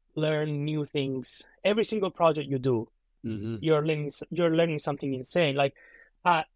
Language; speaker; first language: English; non-native, fluent; Italian